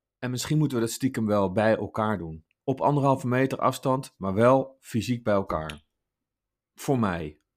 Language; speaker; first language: Dutch; native; Dutch